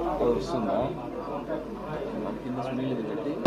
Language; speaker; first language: Telugu; native; Telugu